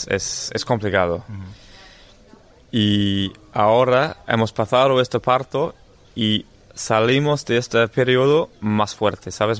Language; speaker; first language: Spanish; non-native, learner; English